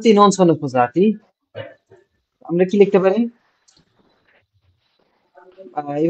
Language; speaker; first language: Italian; non-native, fluent; Bangla